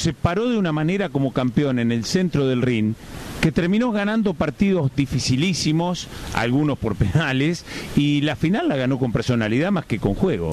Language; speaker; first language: Spanish; native; Spanish